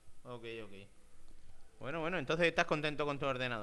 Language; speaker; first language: Spanish; native; Spanish